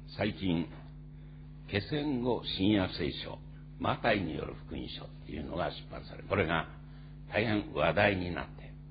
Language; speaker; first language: Japanese; native; Japanese